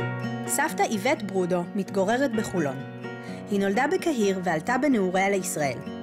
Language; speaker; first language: Hebrew; native; Hebrew